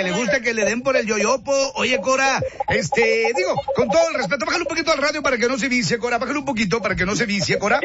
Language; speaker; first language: Spanish; native; Spanish